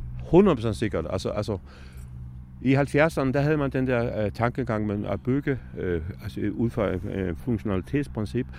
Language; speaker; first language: Danish; native; Danish